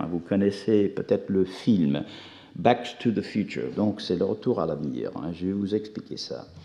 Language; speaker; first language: French; non-native, fluent; English